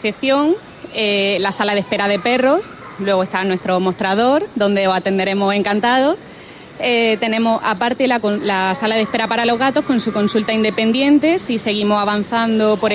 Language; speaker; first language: Spanish; native; Spanish